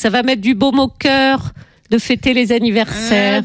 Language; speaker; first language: French; native; French